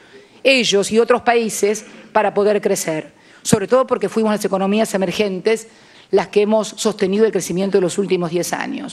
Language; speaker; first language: Spanish; native; Spanish